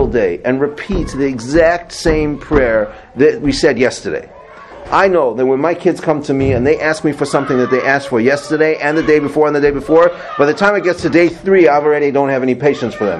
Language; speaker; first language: English; native; English